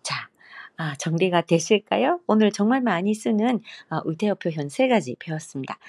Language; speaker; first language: Korean; non-native, fluent; Japanese